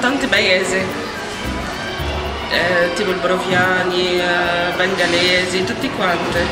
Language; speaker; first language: Italian; non-native, learner; Arabic